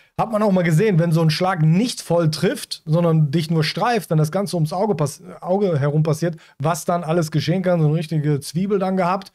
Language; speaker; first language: German; native; German